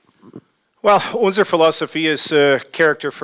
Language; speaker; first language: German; non-native, fluent; English